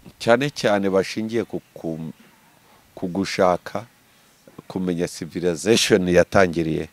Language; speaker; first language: Kinyarwanda; native; Kinyarwanda